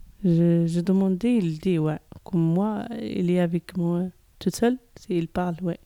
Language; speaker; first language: French; non-native, learner; Arabic